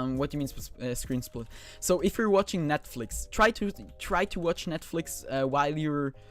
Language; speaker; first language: English; non-native, fluent; German